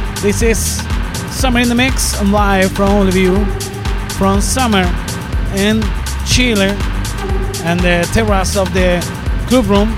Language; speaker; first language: English; non-native, learner; Spanish